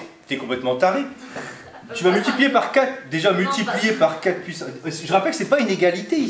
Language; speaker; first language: French; native; French